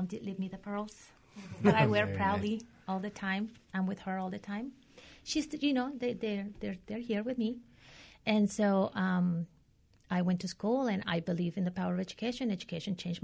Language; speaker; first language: English; non-native, fluent; Spanish